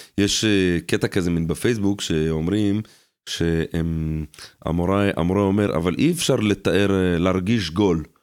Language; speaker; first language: Hebrew; early bilingual, other home language; Russian